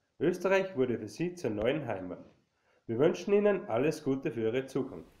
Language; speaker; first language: German; native; German